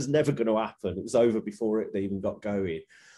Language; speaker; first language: English; native; English